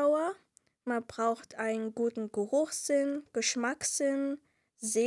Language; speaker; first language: German; native; German